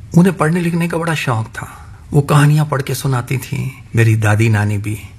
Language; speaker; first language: Hindi; non-native, local second language; Punjabi